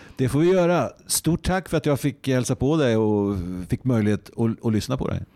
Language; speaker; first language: Swedish; native; Swedish